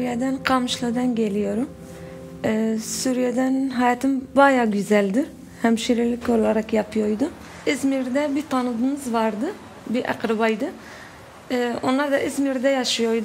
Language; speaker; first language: Turkish; non-native, learner; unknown